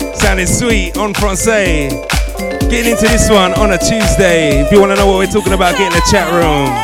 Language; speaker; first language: English; native; English